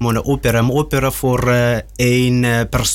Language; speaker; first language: Dutch; non-native, learner; Russian